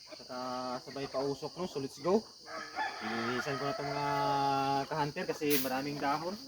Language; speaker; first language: Filipino; non-native, local second language; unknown